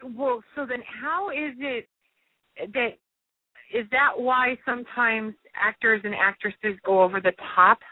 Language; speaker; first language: English; native; English